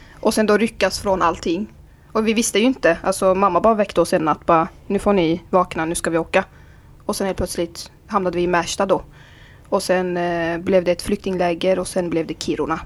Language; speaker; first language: Swedish; early bilingual, other home language; Azerbaijani